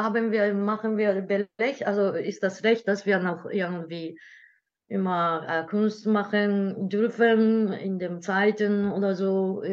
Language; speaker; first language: German; non-native, learner; Japanese